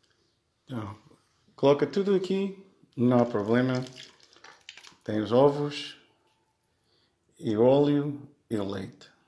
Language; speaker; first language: Portuguese; early bilingual, heritage; Portuguese